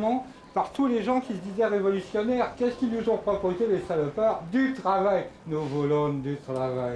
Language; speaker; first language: French; non-native, fluent; Persian